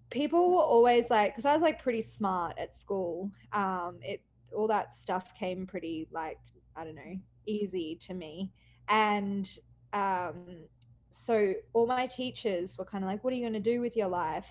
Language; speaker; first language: English; native; English